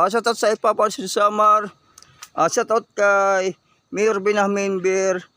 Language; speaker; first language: Filipino; non-native, local second language; Waray